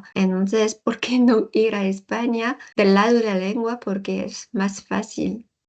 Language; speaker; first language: Spanish; non-native, learner; French